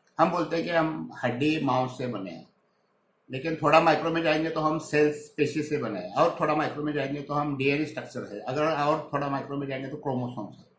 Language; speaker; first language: Hindi; non-native, local second language; Marathi